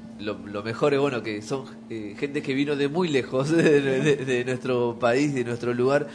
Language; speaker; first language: Spanish; native; Spanish